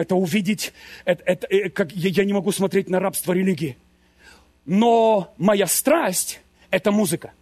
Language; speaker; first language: Russian; native; Russian